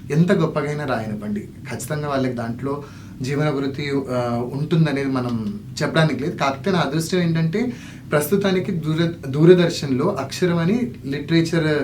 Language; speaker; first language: Telugu; non-native, local second language; Lambadi